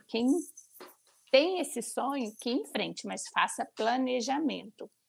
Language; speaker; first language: Portuguese; native; Portuguese